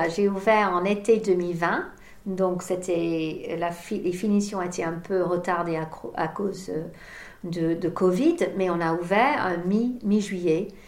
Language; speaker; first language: French; non-native, fluent; English